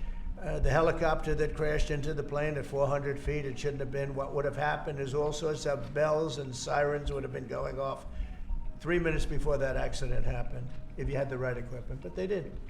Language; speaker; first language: English; native; English